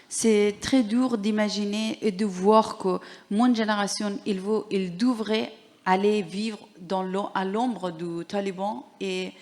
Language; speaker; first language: French; non-native, learner; Persian